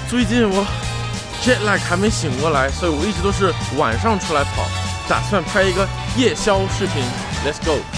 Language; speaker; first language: Chinese; early bilingual, heritage; Chinese